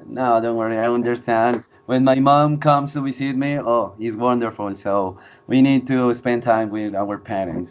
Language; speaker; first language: English; non-native, fluent; Spanish